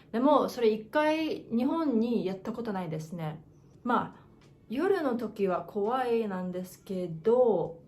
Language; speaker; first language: Japanese; non-native, learner; English